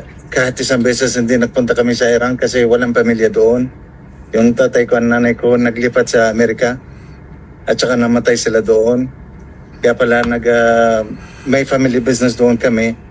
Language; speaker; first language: Filipino; non-native, fluent; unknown